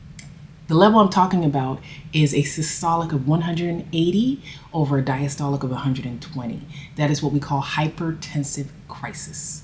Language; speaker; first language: English; native; English